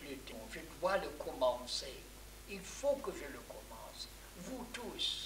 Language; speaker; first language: French; non-native, fluent; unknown